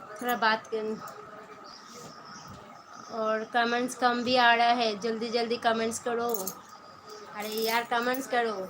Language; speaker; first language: Hindi; non-native, local second language; Bangla